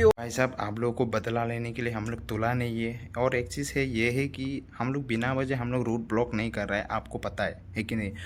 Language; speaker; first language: Hindi; non-native, local second language; Assamese